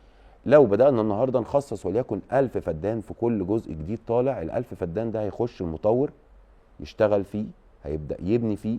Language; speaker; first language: Arabic; native; Arabic